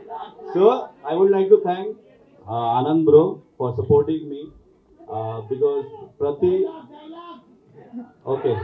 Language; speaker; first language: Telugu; non-native, learner; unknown